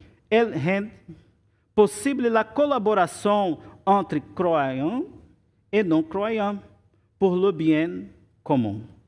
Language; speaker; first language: French; non-native, learner; Portuguese